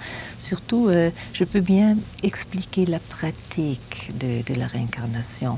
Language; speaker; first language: French; non-native, fluent; German